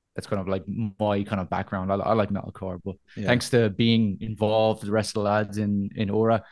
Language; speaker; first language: English; native; English